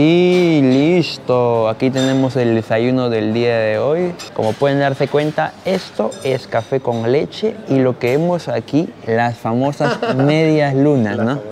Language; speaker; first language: Spanish; native; Spanish